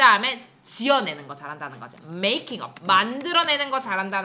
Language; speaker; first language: Korean; native; Korean